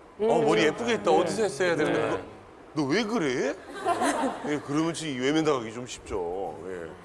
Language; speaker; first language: Korean; native; Korean